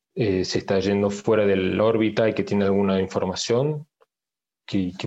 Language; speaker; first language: Spanish; early bilingual, heritage; French